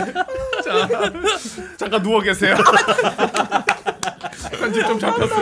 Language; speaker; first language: Korean; native; Korean